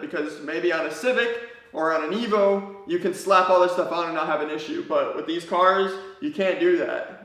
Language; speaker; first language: English; native; English